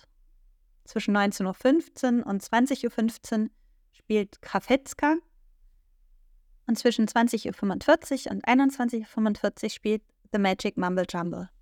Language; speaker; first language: German; native; German